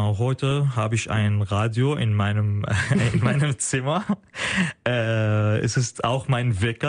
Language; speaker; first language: German; non-native, fluent; Arabic